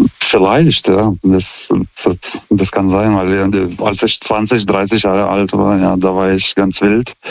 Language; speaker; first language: German; non-native, fluent; Lithuanian